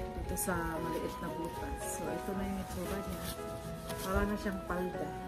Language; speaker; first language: Filipino; non-native, local second language; Cebuano